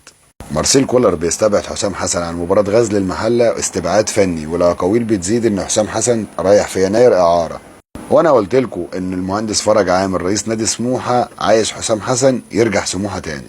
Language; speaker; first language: Arabic; native; Arabic